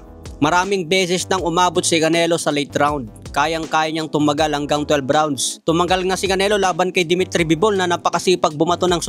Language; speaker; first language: Filipino; native; Filipino